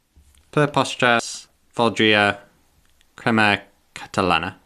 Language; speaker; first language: Catalan; non-native, learner; English